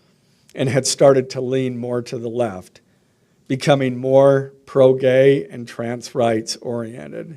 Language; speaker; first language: English; native; English